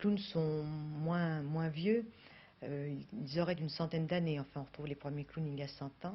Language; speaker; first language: French; native; French